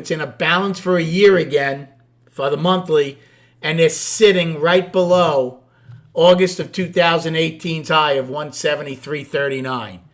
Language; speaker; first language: English; native; English